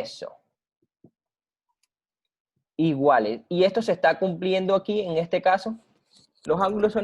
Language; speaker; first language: Spanish; native; Spanish